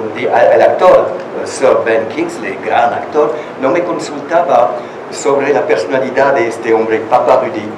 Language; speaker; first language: Spanish; non-native, learner; French